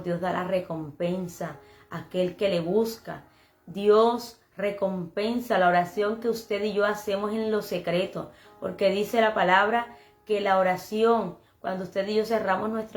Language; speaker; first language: Spanish; native; Spanish